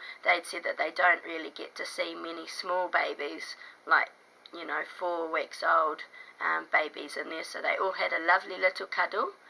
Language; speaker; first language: English; native; English